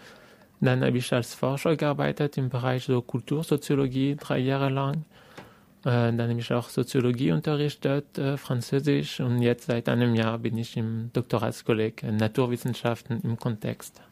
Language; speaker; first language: German; non-native, fluent; French